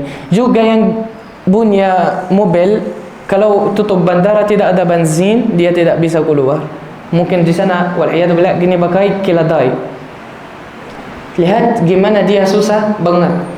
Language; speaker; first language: Indonesian; non-native, learner; Arabic